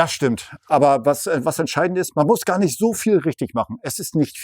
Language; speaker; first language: German; native; German